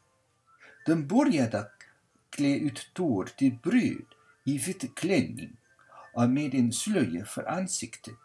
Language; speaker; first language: Swedish; non-native, fluent; English